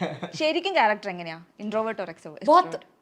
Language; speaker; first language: Malayalam; native; Malayalam